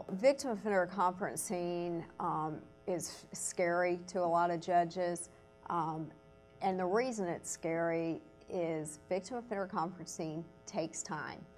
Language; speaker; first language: English; native; English